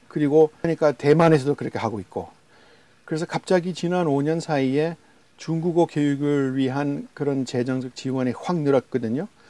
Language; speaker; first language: Korean; non-native, fluent; English